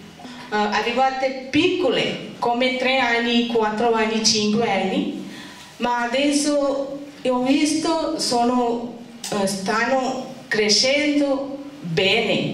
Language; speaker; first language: Italian; non-native, learner; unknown